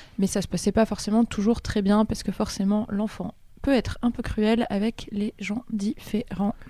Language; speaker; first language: French; native; French